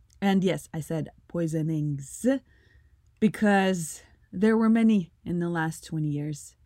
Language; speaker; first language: English; non-native, fluent; Russian